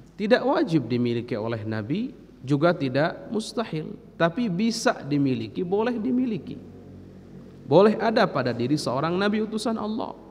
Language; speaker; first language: Indonesian; native; Indonesian